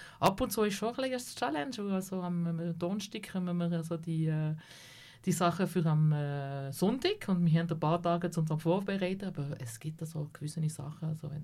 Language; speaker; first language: German; non-native, local second language; French